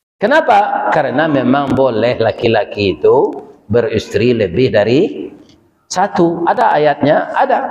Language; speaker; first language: Malay; non-native, local second language; Minangkabau